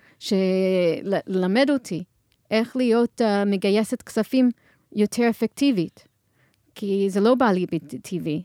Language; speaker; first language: Hebrew; non-native, fluent; English